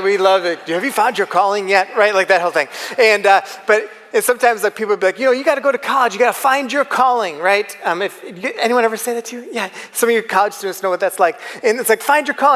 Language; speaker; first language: English; native; English